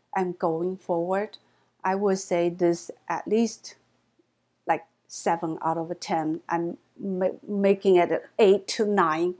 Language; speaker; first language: English; non-native, fluent; Chinese